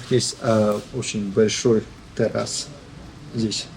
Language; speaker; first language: Russian; non-native, learner; Turkish